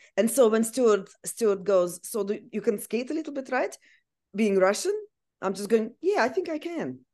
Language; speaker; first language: English; non-native, fluent; Russian